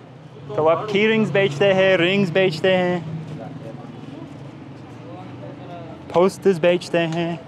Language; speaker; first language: Hindi; non-native, learner; English